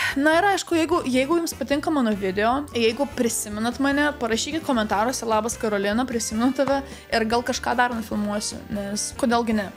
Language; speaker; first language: Lithuanian; non-native, local second language; Polish